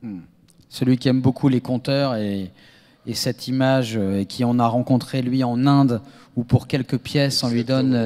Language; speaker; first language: French; native; French